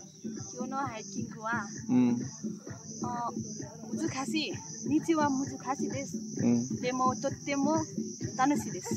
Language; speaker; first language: Japanese; non-native, learner; Nepali